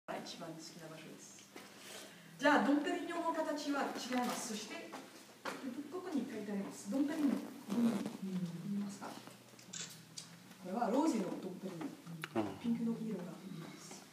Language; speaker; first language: Japanese; non-native, learner; French